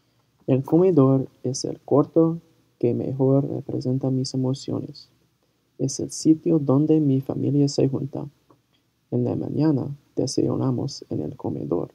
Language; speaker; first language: Spanish; early bilingual, heritage; Spanish